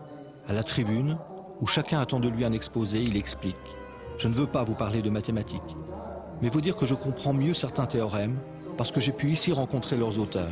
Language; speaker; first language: French; native; French